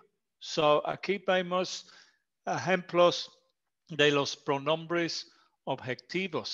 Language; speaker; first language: Spanish; non-native, fluent; English